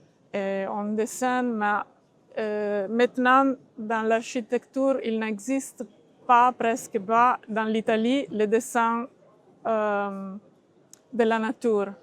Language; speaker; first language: French; non-native, learner; Italian